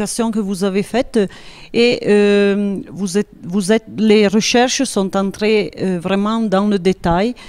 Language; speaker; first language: French; non-native, local second language; Italian